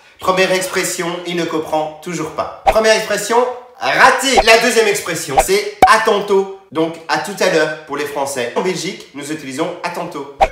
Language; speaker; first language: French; native; French